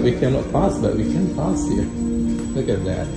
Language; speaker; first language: English; non-native, fluent; Indonesian